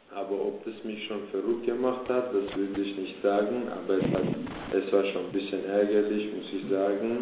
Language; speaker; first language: German; early bilingual, other home language; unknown